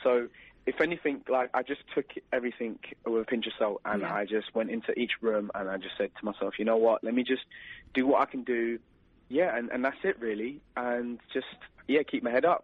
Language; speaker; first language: English; native; English